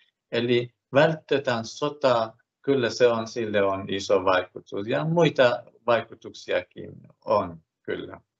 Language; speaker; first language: Finnish; non-native, fluent; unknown